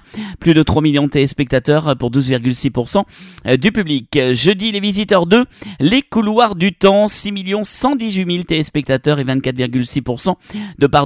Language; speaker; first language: French; native; French